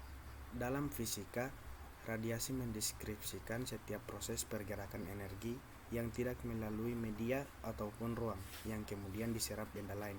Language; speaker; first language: Indonesian; native; Indonesian